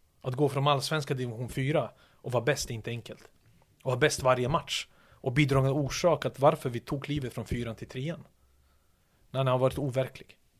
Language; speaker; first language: Swedish; early bilingual, other home language; Serbian